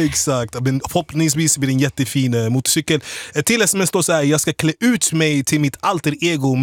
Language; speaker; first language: Swedish; native; Swedish